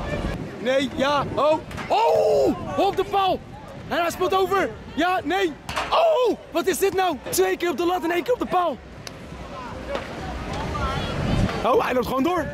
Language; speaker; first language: Dutch; native; Dutch